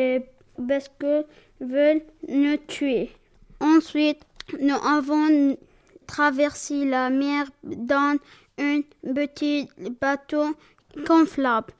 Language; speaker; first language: French; early bilingual, other home language; Arabic